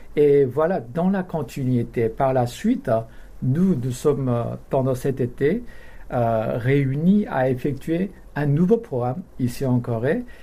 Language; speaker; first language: French; non-native, fluent; Korean